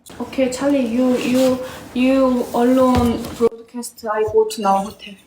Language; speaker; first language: English; non-native, learner; Korean